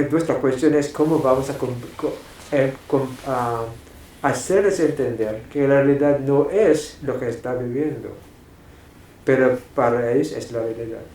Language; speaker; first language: Spanish; non-native, fluent; English